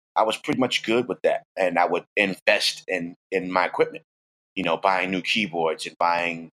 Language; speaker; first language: English; native; English